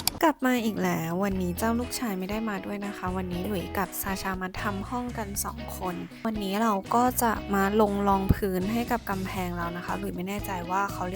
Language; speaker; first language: Thai; native; Thai